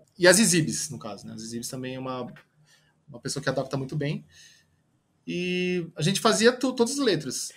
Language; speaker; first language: Portuguese; early bilingual, other home language; Japanese